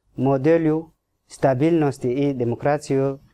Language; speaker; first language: Russian; non-native, fluent; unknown